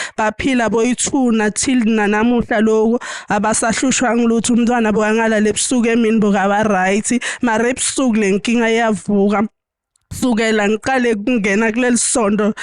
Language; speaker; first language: Zulu; non-native, local second language; Swati